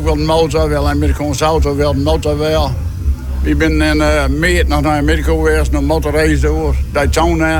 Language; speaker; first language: Dutch; native; Dutch